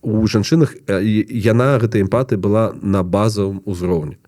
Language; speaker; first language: Belarusian; non-native, local second language; Russian